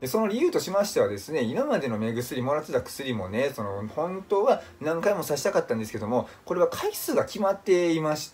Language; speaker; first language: Japanese; native; Japanese